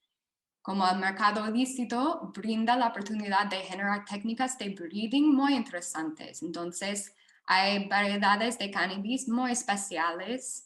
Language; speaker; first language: Spanish; non-native, fluent; English